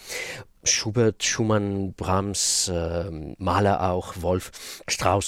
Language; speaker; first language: German; non-native, fluent; Russian